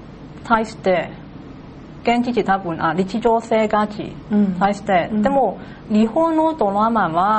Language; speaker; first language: Japanese; non-native, learner; Cantonese